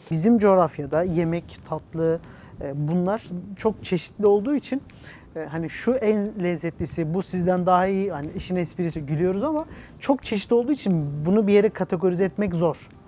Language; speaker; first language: Turkish; native; Turkish